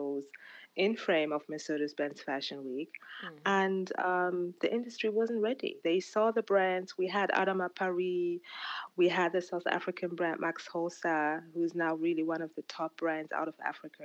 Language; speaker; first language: English; non-native, local second language; Ganda